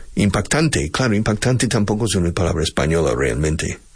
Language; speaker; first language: Spanish; non-native, fluent; English